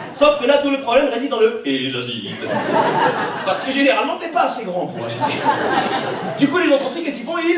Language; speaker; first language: French; native; French